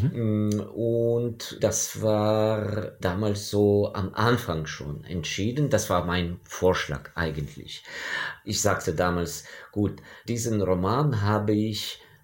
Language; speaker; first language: German; non-native, fluent; Ukrainian